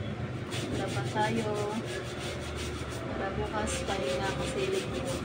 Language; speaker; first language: Filipino; native; Filipino